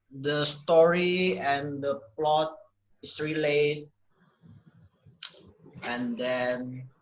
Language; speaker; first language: English; non-native, learner; Indonesian